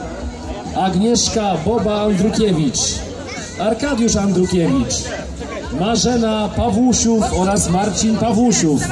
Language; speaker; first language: Polish; native; Polish